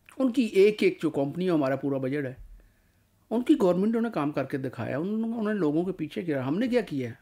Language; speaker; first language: Urdu; non-native, local second language; Punjabi